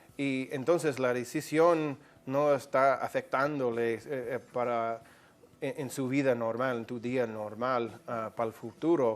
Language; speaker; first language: Spanish; non-native, fluent; English